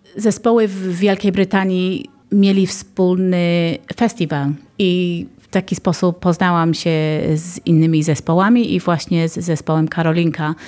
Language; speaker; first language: Polish; early bilingual, heritage; Polish